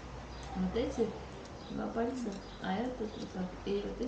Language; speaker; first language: Russian; native; Russian